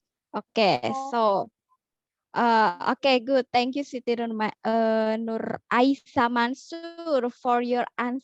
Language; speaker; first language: English; non-native, learner; Indonesian